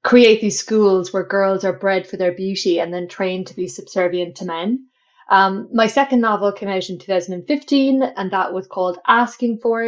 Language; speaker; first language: English; native; English